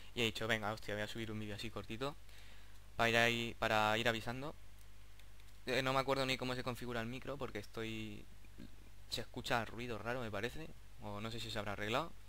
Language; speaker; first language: Spanish; native; Spanish